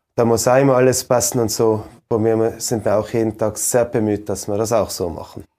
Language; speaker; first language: German; native; German